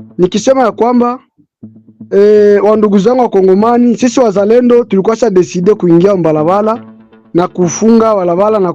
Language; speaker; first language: Swahili; native; Swahili